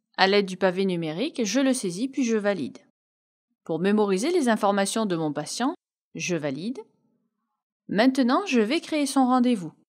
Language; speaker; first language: French; native; French